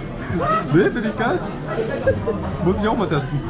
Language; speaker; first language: German; native; German